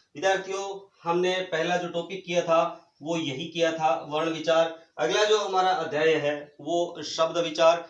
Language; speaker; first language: Hindi; native; Hindi